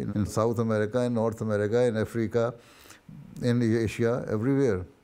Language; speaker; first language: English; non-native, local second language; Urdu